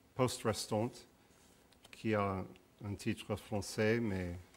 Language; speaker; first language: French; non-native, fluent; English